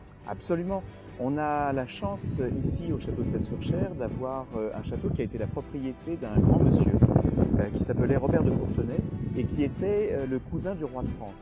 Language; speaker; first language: French; native; French